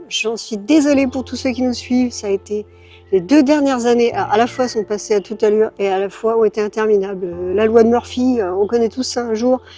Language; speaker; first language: French; native; French